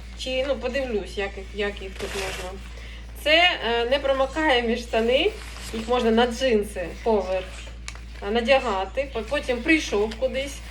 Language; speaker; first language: Ukrainian; non-native, local second language; Russian